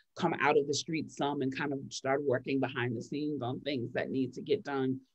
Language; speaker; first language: English; native; English